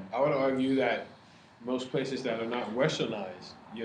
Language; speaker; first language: English; native; English